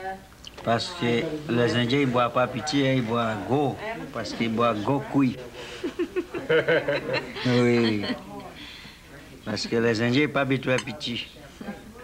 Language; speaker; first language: French; non-native, local second language; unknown